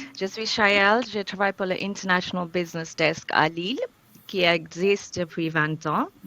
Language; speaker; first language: French; non-native, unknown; English